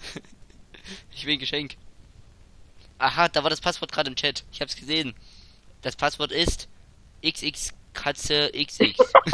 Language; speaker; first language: German; native; German